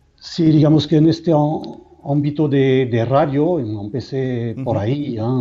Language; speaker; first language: Spanish; non-native, fluent; French